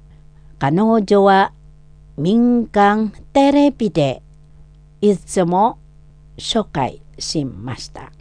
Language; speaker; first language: Japanese; non-native, learner; Indonesian